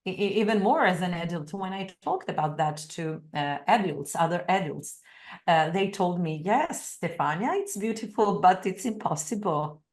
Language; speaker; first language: English; non-native, fluent; Italian